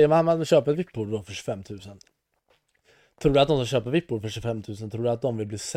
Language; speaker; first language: Swedish; native; Swedish